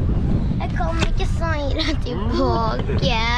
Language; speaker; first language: Swedish; early bilingual, other home language; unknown